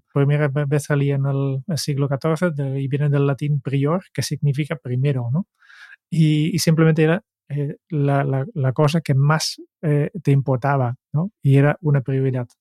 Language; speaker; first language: Spanish; non-native, fluent; Dutch